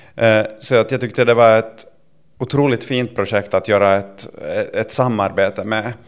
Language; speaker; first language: Swedish; native; Swedish